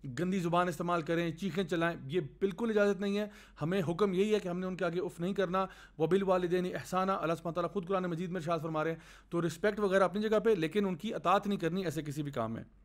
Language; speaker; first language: Urdu; native; Urdu